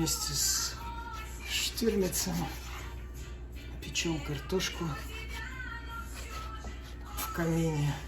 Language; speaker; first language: Russian; native; Russian